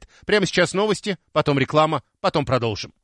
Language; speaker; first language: Russian; native; Russian